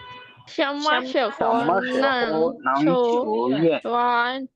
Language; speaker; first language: Chinese; non-native, learner; Urdu